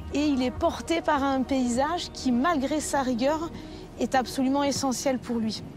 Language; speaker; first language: French; native; French